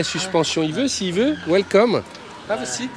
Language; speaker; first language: French; native; French